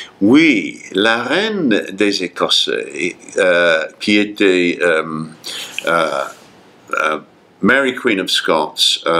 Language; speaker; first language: French; non-native, fluent; English